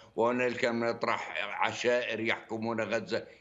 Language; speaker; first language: Arabic; native; Arabic